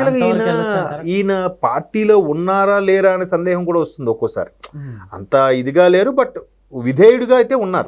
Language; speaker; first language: Telugu; native; Telugu